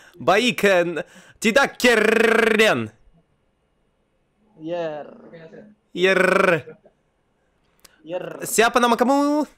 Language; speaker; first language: Indonesian; non-native, learner; Russian